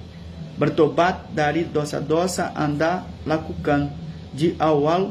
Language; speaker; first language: Indonesian; non-native, fluent; Portuguese